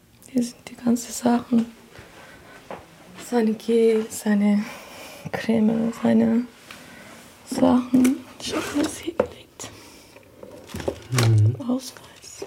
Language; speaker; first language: German; non-native, learner; Turkish